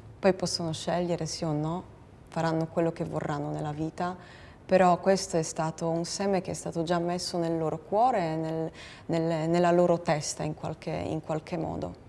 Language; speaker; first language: Italian; non-native, fluent; Polish